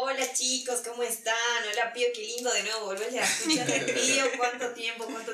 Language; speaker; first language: Spanish; native; Spanish